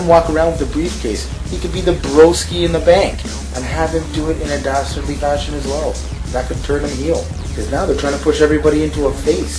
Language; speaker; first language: English; native; English